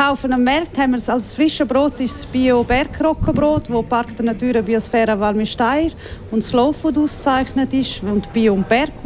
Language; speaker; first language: German; native; German